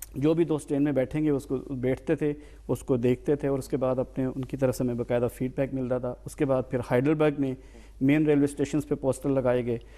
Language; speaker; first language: Urdu; native; Urdu